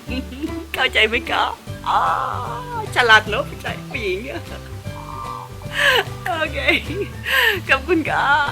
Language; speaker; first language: Thai; non-native, fluent; Filipino